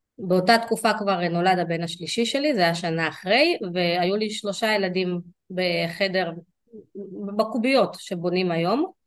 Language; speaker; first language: Hebrew; early bilingual, other home language; Russian